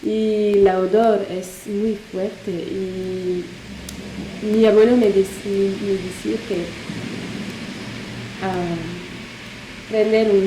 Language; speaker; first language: Spanish; non-native, learner; French